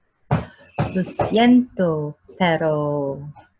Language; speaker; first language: Spanish; non-native, learner; English